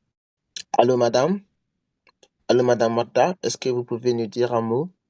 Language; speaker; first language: French; non-native, learner; English